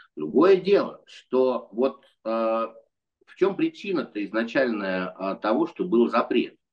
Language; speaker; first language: Russian; native; Russian